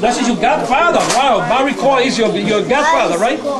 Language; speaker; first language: English; non-native, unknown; Spanish